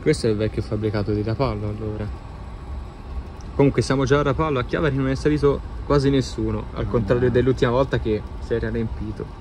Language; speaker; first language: Italian; native; Italian